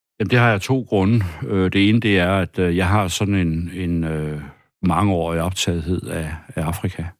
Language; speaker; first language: Danish; native; Danish